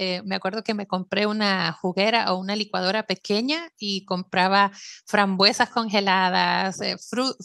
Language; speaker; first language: Spanish; native; Spanish